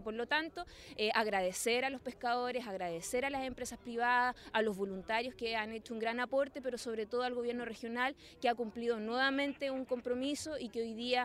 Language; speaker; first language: Spanish; native; Spanish